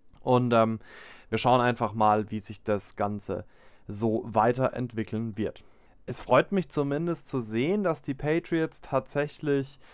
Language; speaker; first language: German; native; German